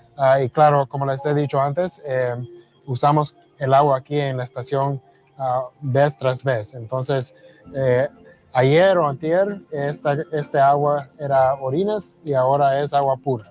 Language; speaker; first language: Spanish; early bilingual, heritage; Spanish